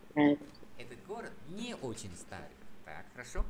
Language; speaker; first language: Russian; non-native, fluent; Vietnamese